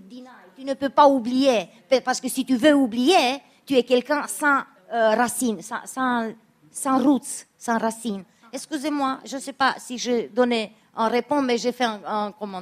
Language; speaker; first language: French; non-native, fluent; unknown